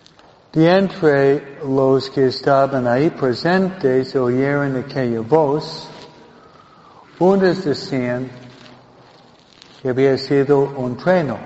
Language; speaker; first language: Spanish; non-native, fluent; English